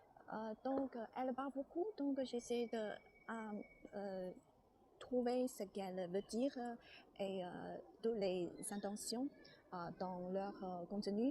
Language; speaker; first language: French; non-native, learner; Chinese